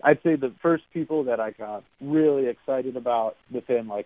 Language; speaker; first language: English; native; English